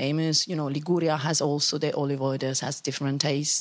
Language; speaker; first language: English; non-native, fluent; Italian